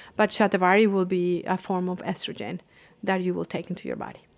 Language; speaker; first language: English; non-native, fluent; Spanish